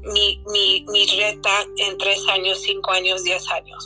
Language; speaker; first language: Spanish; early bilingual, heritage; Spanish